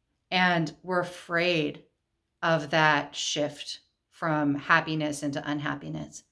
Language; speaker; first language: English; native; English